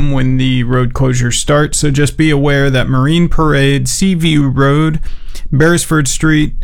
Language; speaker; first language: English; native; English